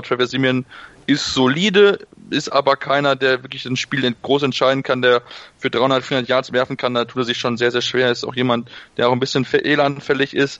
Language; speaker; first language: German; native; German